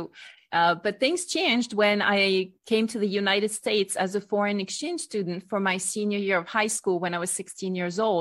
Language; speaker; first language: English; non-native, fluent; French